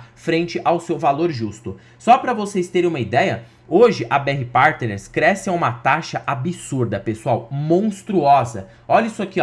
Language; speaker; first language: Portuguese; native; Portuguese